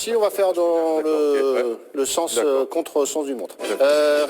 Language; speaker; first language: French; native; French